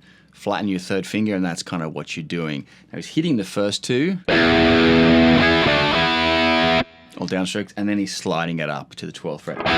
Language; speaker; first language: English; native; English